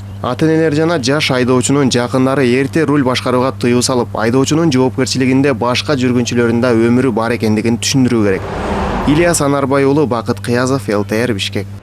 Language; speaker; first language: Kyrgyz; native; Kyrgyz